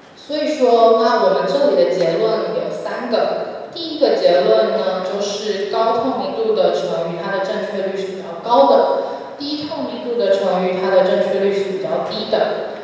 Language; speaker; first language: Chinese; native; Chinese